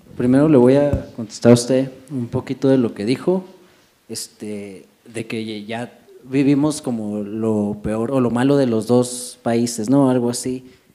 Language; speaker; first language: Spanish; early bilingual, heritage; Spanish